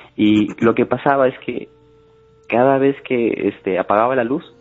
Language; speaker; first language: Spanish; native; Spanish